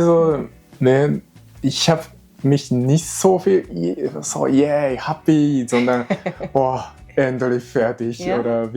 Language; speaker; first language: German; non-native, learner; Japanese